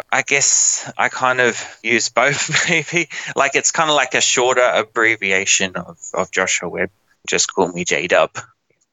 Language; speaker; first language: English; native; English